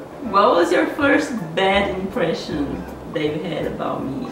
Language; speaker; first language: English; non-native, fluent; Portuguese